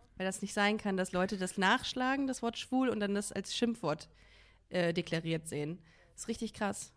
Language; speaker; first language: German; native; German